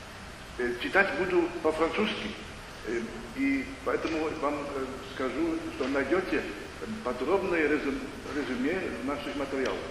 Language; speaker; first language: Russian; non-native, fluent; German